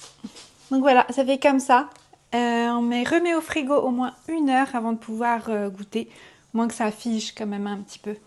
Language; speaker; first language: French; native; French